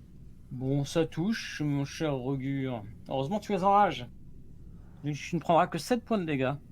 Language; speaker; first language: French; native; French